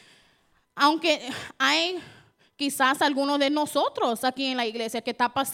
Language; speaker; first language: Spanish; early bilingual, heritage; Spanish